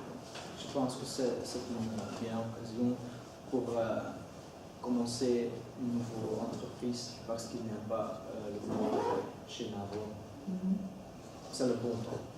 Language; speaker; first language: French; non-native, learner; Dutch